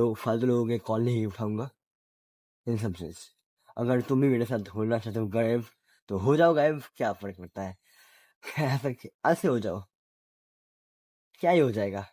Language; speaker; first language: Hindi; non-native, local second language; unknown